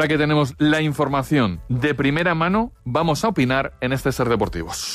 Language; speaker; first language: Spanish; native; Spanish